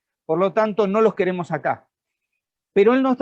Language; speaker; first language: Spanish; native; Spanish